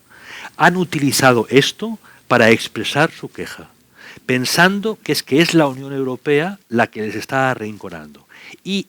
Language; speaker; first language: Spanish; native; Spanish